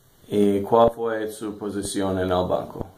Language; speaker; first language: Spanish; non-native, learner; English